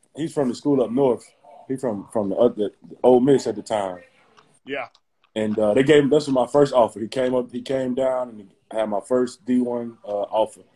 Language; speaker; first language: English; native; English